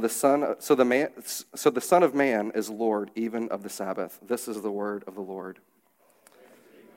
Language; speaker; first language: English; native; English